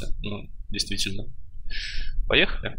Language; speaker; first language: Russian; native; Russian